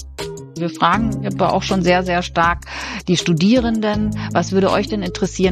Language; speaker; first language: German; native; German